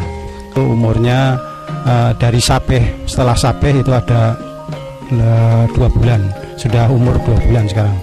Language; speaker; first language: Indonesian; non-native, local second language; Javanese